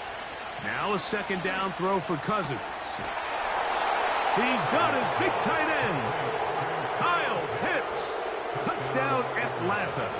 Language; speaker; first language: English; native; English